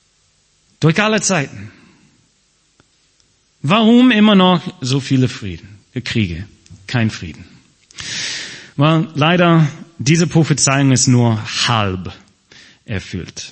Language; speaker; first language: German; non-native, fluent; English